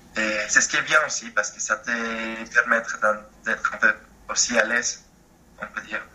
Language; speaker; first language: French; non-native, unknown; Spanish